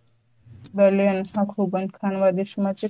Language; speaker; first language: Persian; non-native, learner; Urdu